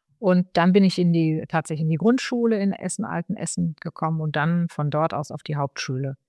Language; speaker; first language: German; early bilingual, other home language; Arabic